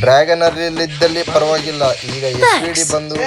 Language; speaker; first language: Kannada; native; Kannada